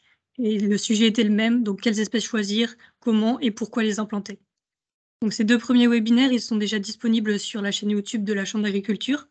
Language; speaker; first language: French; native; French